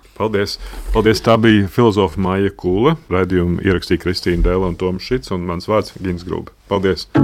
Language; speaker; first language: Latvian; native; Latvian